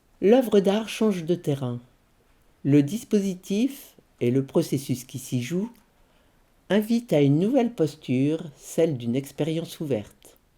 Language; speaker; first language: French; native; French